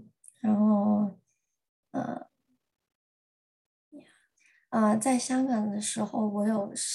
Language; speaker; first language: Chinese; early bilingual, heritage; Chinese